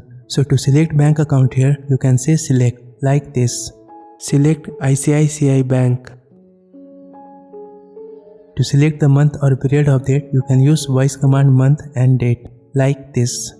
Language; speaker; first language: English; non-native, local second language; Hindi